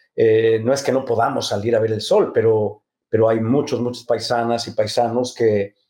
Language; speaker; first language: Spanish; native; Spanish